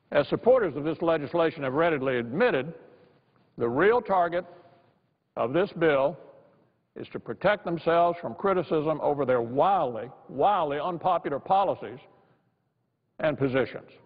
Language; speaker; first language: English; native; English